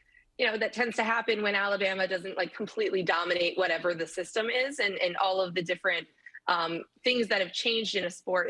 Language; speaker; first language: English; native; English